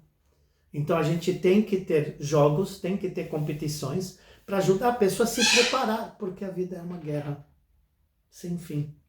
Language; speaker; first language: Portuguese; non-native, fluent; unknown